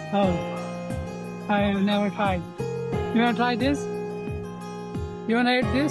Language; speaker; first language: English; non-native, local second language; Hindi